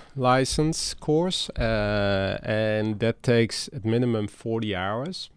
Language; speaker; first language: English; non-native, fluent; Dutch